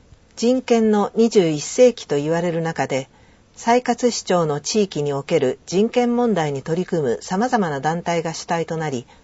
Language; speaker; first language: Japanese; native; Japanese